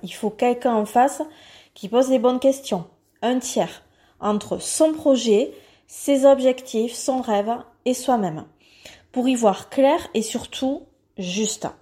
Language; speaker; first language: French; native; French